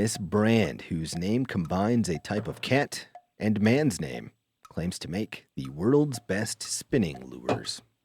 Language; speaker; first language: English; native; English